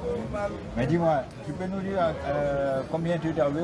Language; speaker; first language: French; native; French